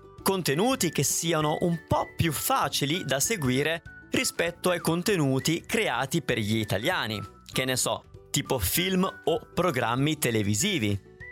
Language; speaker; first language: Italian; native; Italian